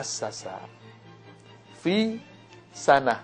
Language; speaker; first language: Arabic; non-native, learner; Malay